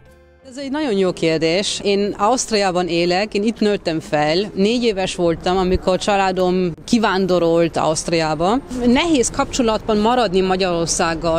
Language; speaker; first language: Hungarian; early bilingual, heritage; Hungarian